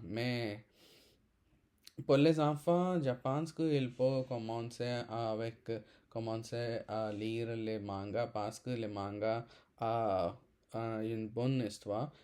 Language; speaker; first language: French; non-native, learner; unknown